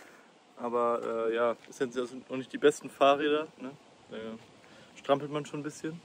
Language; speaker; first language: German; native; German